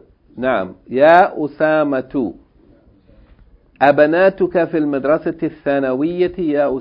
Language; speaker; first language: Arabic; non-native, fluent; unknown